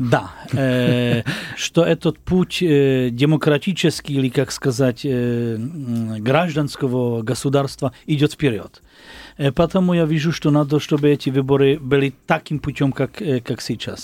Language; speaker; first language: Russian; non-native, learner; Slovak